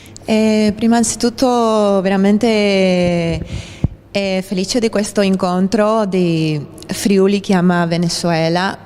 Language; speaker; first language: Italian; non-native, fluent; Spanish